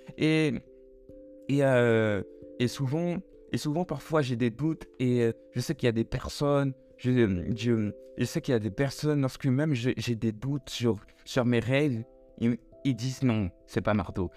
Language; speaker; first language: French; native; French